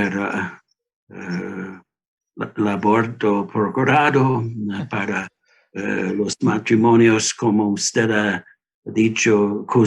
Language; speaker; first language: Spanish; non-native, learner; English